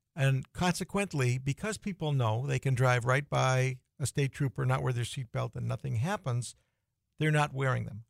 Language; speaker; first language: English; native; English